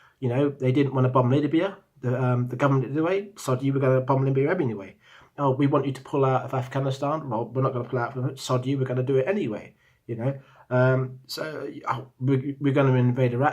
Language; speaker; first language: English; native; English